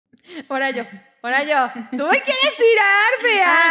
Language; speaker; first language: Spanish; native; Spanish